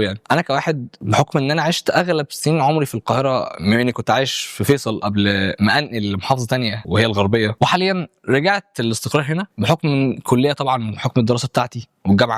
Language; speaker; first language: Arabic; native; Arabic